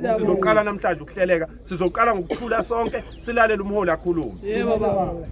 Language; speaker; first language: Zulu; native; Zulu